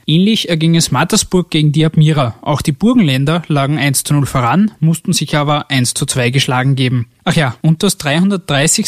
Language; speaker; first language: German; native; German